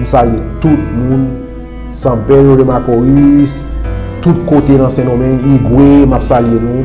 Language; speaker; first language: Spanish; non-native, learner; Haitian Creole